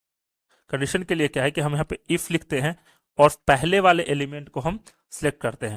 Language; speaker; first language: Hindi; native; Hindi